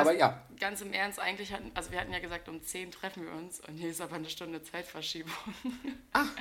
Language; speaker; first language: German; native; German